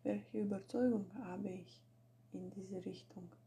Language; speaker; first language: German; non-native, fluent; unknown